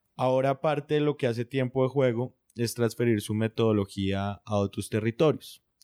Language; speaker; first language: Spanish; native; Spanish